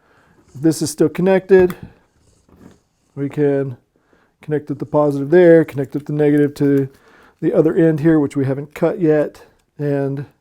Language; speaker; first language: English; native; English